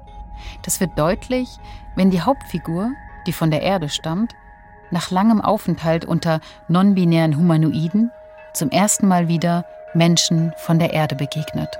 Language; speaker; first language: German; native; German